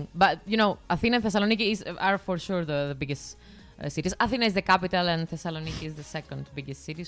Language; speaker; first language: English; non-native, fluent; Greek